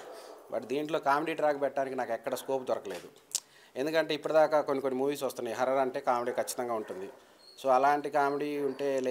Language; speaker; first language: Telugu; native; Telugu